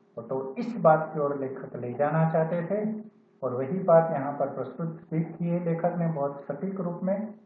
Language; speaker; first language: Hindi; non-native, local second language; Gujarati